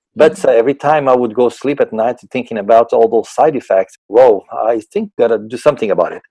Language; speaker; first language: English; non-native, fluent; Portuguese